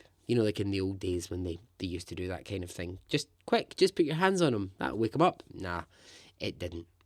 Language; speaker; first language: English; native; English